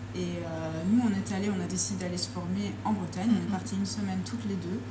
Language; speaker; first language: French; native; French